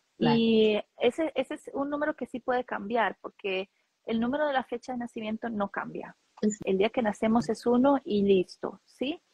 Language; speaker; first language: Spanish; native; Spanish